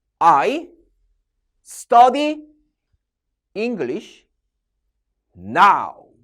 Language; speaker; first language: English; non-native, fluent; Korean